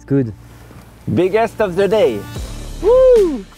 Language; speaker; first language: English; non-native, fluent; French